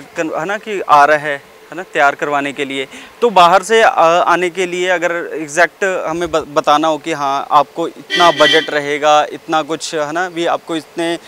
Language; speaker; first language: Hindi; non-native, local second language; Punjabi